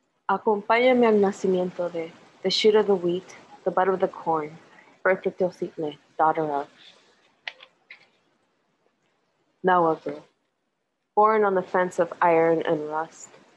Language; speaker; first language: English; early bilingual, other home language; Spanish